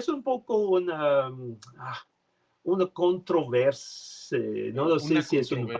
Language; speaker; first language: Spanish; non-native, learner; French